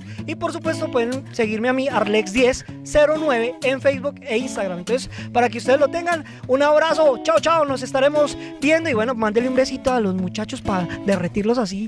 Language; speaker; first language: Spanish; native; Spanish